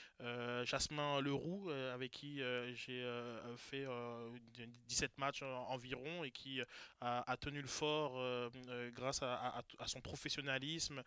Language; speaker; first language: French; native; French